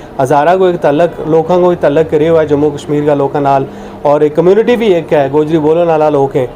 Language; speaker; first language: Urdu; non-native, local second language; Gujari